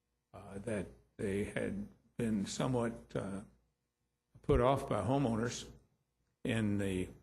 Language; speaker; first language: English; native; English